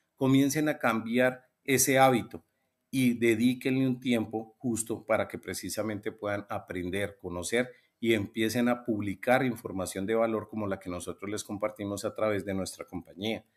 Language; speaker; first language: Spanish; native; Spanish